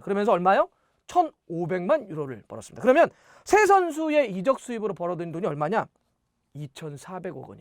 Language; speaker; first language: Korean; native; Korean